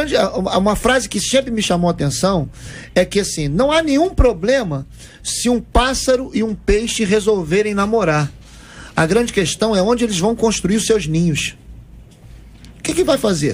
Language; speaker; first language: Portuguese; native; Portuguese